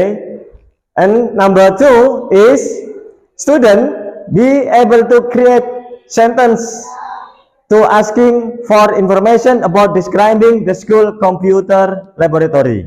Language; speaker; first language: English; non-native, learner; Indonesian